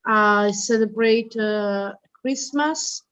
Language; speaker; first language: English; non-native, learner; Italian